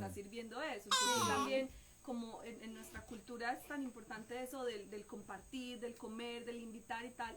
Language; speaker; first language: Spanish; native; Spanish